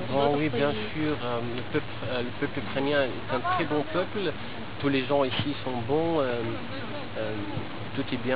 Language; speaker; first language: French; non-native, local second language; Arabic